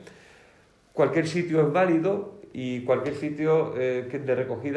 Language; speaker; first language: Spanish; native; Spanish